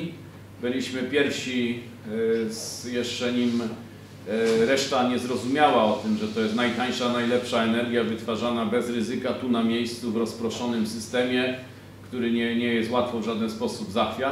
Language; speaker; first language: Polish; native; Polish